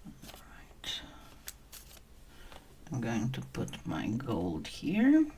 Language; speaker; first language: English; non-native, fluent; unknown